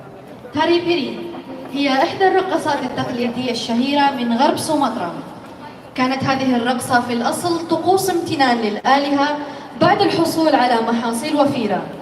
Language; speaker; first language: Arabic; native; Arabic